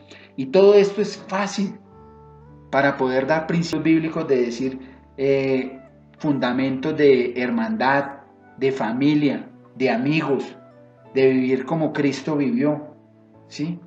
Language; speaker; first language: Spanish; native; Spanish